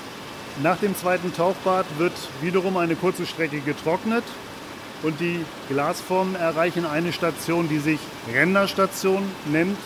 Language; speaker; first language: German; native; German